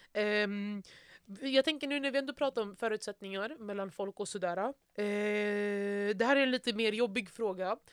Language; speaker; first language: Swedish; early bilingual, other home language; Arabic